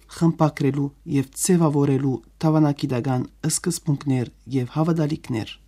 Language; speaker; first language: Armenian; native; Armenian